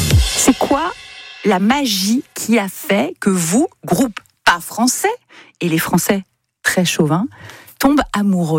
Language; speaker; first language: French; native; French